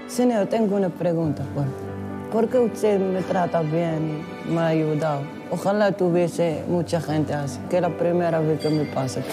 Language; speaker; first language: Spanish; non-native, fluent; Arabic